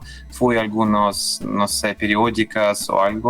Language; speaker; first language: Spanish; non-native, learner; Russian